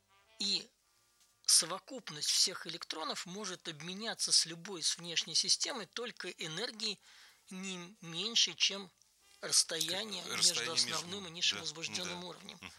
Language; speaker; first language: Russian; native; Russian